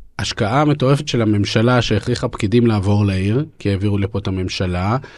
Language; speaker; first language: Hebrew; early bilingual, other home language; Russian